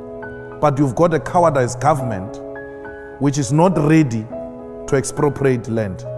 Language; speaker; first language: English; non-native, local second language; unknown